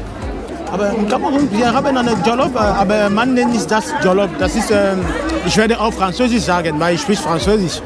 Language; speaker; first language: German; non-native, learner; French